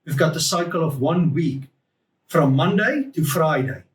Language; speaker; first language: English; non-native, local second language; Afrikaans